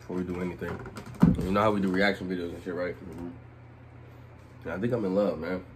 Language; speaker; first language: English; native; English